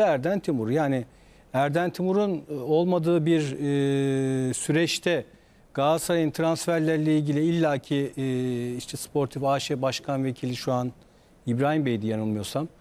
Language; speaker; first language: Turkish; native; Turkish